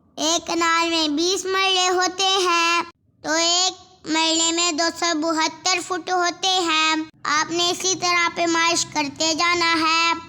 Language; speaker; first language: Urdu; non-native, local second language; Punjabi